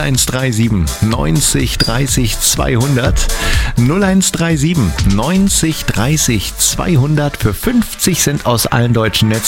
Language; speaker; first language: German; native; German